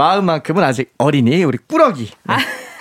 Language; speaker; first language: Korean; native; Korean